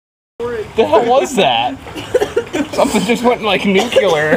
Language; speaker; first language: English; native; English